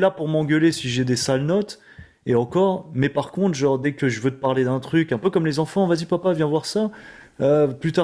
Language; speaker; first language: French; native; French